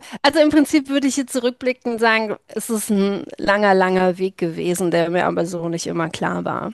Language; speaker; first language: German; native; German